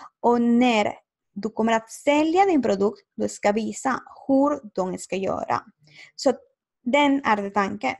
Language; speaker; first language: Swedish; non-native, learner; Spanish